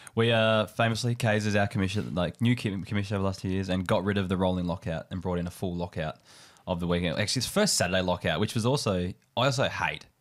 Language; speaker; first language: English; native; English